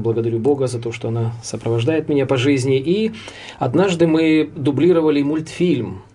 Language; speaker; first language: Russian; native; Russian